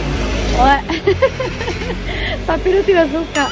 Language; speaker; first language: Indonesian; native; Indonesian